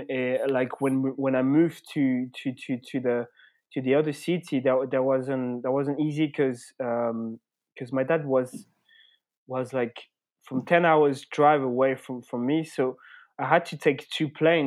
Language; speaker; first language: English; non-native, fluent; French